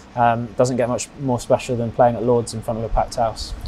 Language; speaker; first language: English; native; English